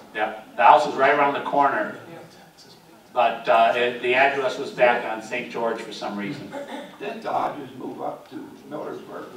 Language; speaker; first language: English; native; English